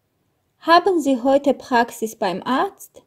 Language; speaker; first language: German; non-native, fluent; Armenian